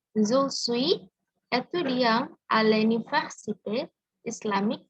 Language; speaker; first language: French; non-native, learner; Indonesian